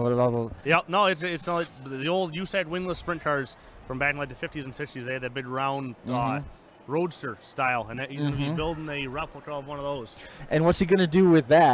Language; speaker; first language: English; native; English